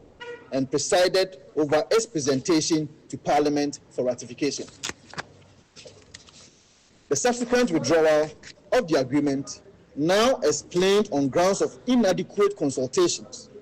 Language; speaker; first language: English; native; English